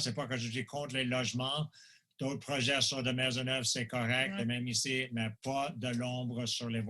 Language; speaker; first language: French; non-native, local second language; English